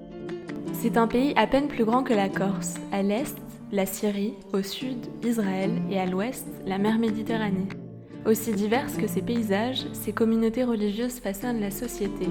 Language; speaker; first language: French; native; French